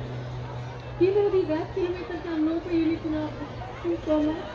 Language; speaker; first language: Dutch; non-native, learner; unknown